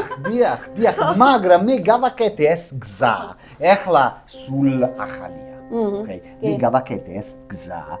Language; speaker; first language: Georgian; non-native, learner; Italian